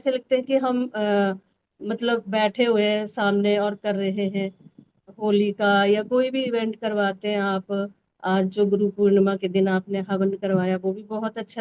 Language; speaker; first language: Hindi; native; Hindi